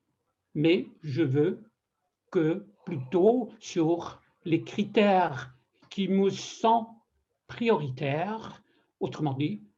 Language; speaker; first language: French; non-native, fluent; Persian